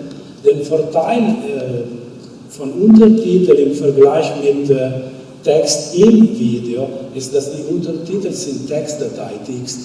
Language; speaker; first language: German; non-native, fluent; Italian